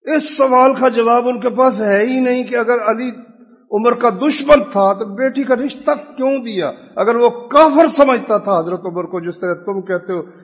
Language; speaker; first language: Urdu; non-native, local second language; Punjabi